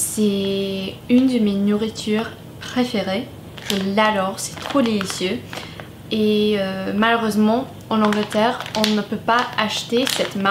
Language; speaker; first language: French; non-native, fluent; English